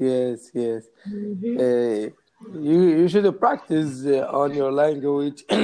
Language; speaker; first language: English; non-native, learner; Arabic